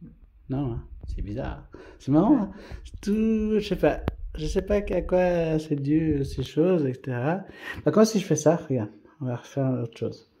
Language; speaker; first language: French; native; French